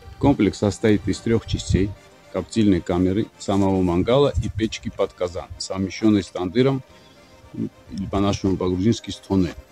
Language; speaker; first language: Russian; non-native, local second language; Georgian